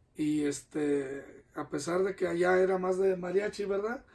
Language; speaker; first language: Spanish; native; Spanish